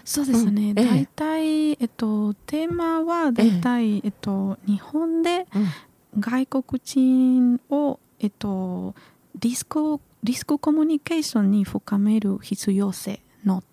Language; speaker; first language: Japanese; non-native, learner; Spanish